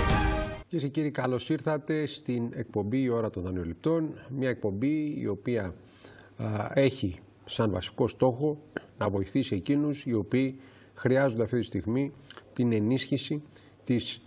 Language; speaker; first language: Greek; native; Greek